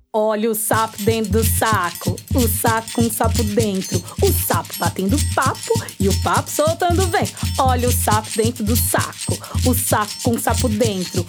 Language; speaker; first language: Portuguese; native; Portuguese